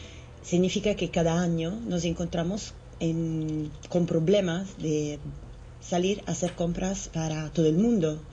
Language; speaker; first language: Spanish; non-native, fluent; Italian